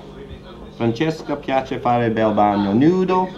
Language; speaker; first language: Italian; non-native, learner; English